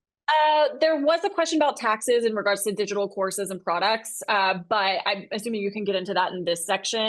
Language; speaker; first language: English; native; English